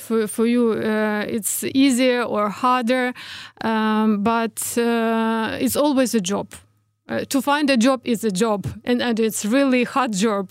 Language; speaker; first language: English; non-native, fluent; Ukrainian